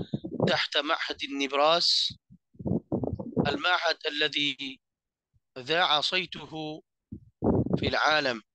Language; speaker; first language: Arabic; non-native, fluent; Bangla